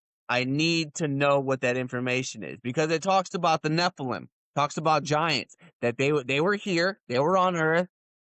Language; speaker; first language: English; native; English